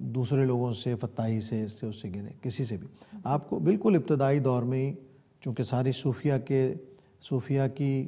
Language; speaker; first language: Urdu; native; Urdu